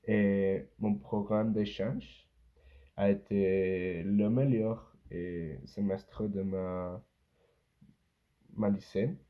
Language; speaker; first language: French; non-native, learner; Spanish